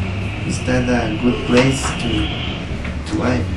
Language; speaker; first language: English; non-native, learner; Spanish